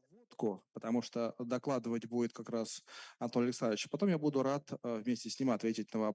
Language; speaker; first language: Russian; native; Russian